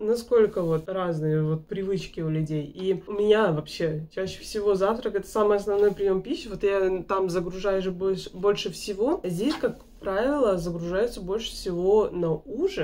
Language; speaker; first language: Russian; native; Russian